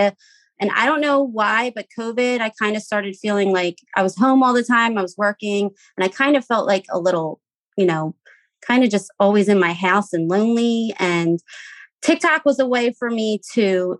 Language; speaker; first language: English; native; English